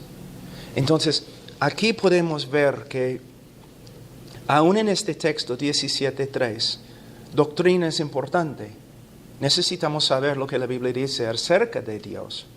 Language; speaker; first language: Spanish; non-native, fluent; English